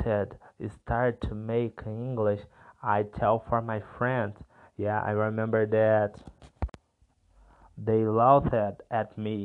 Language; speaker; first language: English; non-native, learner; Portuguese